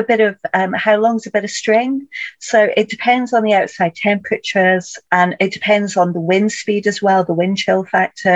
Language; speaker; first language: English; native; English